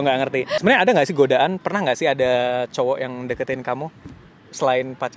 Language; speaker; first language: Indonesian; native; Indonesian